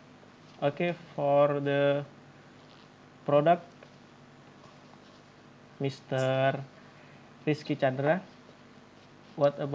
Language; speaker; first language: English; non-native, learner; Indonesian